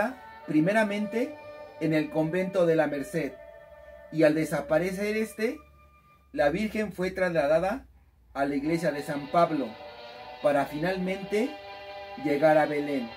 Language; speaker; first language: Spanish; native; Spanish